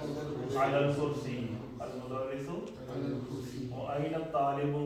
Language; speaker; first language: Arabic; non-native, fluent; Urdu